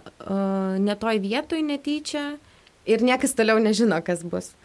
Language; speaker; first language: Lithuanian; non-native, fluent; Russian